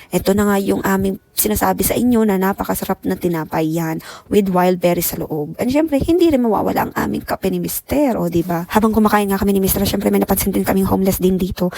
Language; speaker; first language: Filipino; non-native, local second language; Iloko